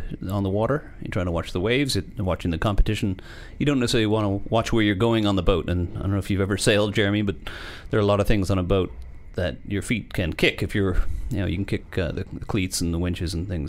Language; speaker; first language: English; native; English